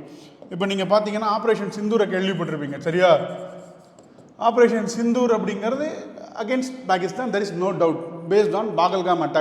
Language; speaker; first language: Tamil; native; Tamil